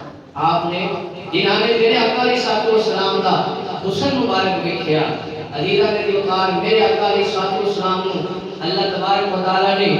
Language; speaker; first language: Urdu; non-native, local second language; Punjabi